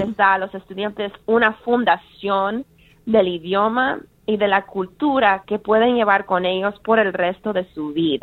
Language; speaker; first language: Spanish; early bilingual, heritage; Spanish